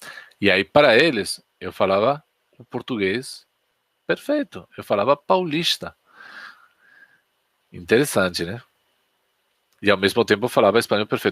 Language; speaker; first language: Portuguese; non-native, fluent; Spanish